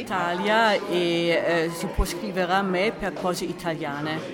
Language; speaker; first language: Italian; non-native, fluent; German